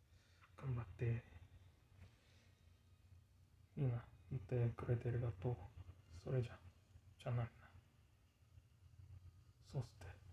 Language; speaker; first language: Japanese; non-native, learner; English